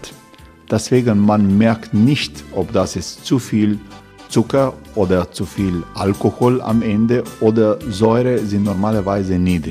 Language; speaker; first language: German; non-native, learner; Croatian